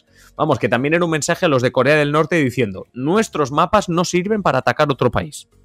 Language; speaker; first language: Spanish; native; Spanish